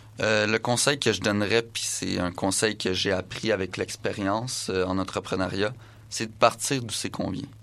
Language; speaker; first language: French; native; French